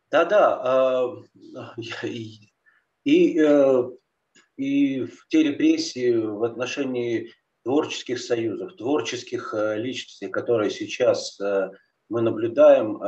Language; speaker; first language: Russian; native; Russian